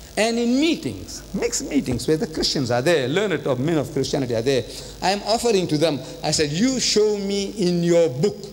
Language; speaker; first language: English; early bilingual, other home language; Gujarati